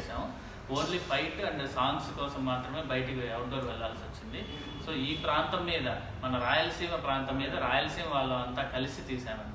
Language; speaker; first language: Telugu; native; Telugu